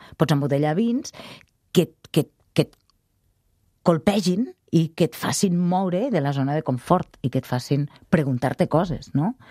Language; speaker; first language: Catalan; native; Catalan